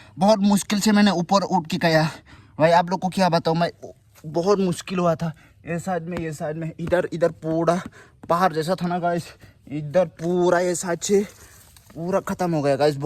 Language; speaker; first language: Hindi; non-native, local second language; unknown